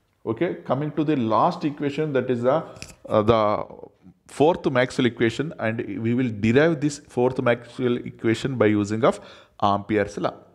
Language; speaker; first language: English; non-native, local second language; Telugu